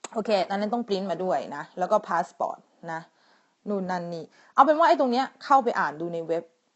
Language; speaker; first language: Thai; native; Thai